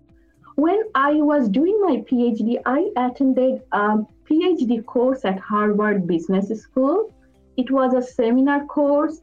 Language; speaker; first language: English; non-native, local second language; Bangla